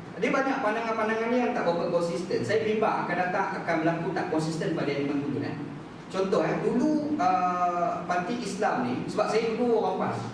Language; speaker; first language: Malay; native; Malay